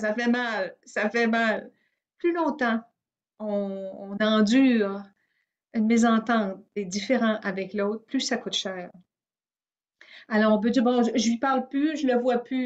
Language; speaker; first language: French; native; French